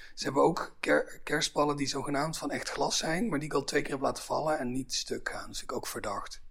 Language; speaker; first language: Dutch; native; Dutch